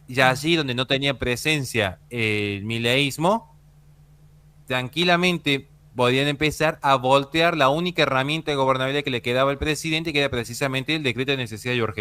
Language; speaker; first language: Spanish; native; Spanish